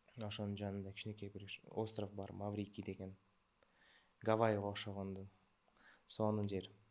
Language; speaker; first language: Kyrgyz; early bilingual, other home language; Russian